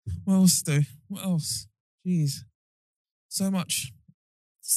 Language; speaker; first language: English; native; English